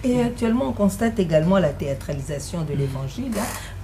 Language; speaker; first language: French; non-native, local second language; Lingala